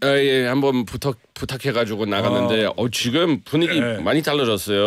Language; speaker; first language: Korean; non-native, fluent; English